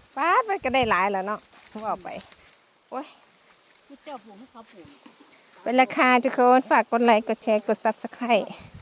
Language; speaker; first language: Thai; native; Thai